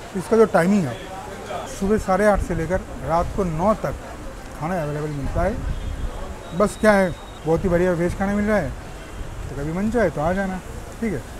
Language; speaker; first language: Hindi; non-native, local second language; Bangla